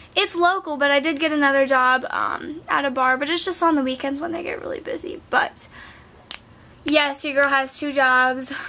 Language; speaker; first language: English; native; English